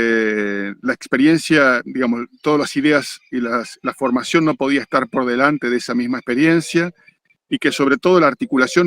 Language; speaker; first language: Spanish; native; Spanish